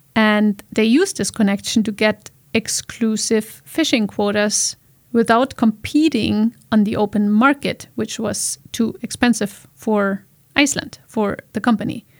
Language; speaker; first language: English; non-native, fluent; German